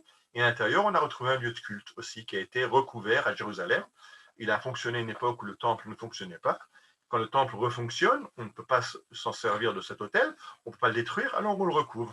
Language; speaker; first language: French; native; French